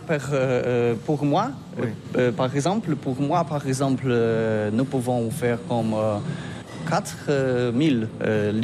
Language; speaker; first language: French; non-native, learner; Polish